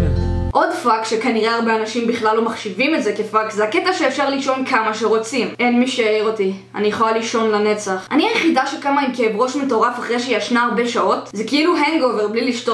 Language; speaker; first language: Hebrew; native; Hebrew